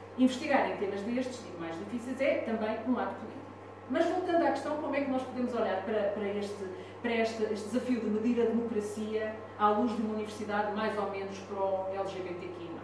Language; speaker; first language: Portuguese; non-native, fluent; Italian